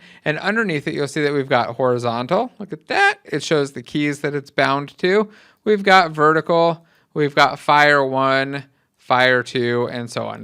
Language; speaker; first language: English; native; English